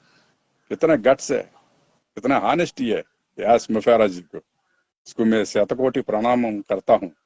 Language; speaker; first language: Hindi; non-native, local second language; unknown